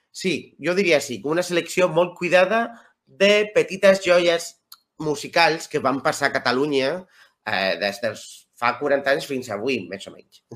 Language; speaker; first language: Catalan; non-native, local second language; Spanish